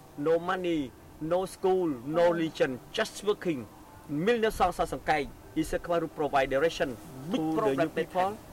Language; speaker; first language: English; non-native, learner; Khmer